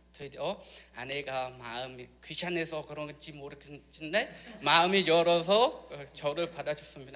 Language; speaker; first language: Korean; non-native, learner; Khmer